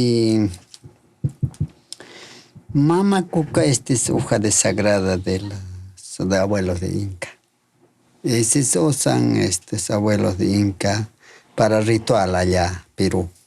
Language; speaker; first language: Spanish; non-native, local second language; Quechua